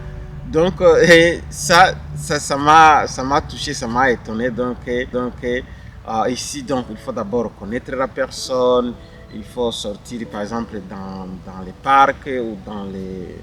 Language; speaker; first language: French; non-native, local second language; Kinyarwanda